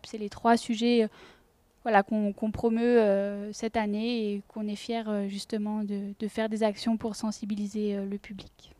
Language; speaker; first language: French; native; French